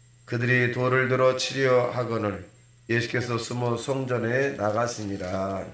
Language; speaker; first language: Korean; native; Korean